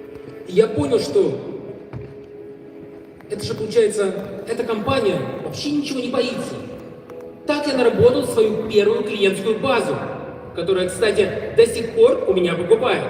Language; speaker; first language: Russian; native; Russian